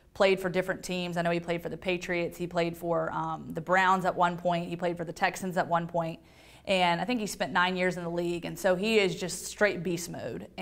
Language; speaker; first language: English; native; English